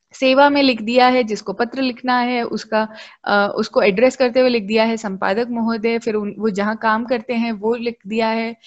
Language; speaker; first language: Hindi; native; Hindi